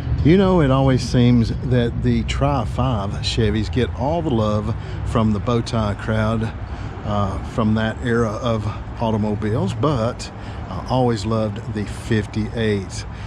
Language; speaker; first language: English; native; English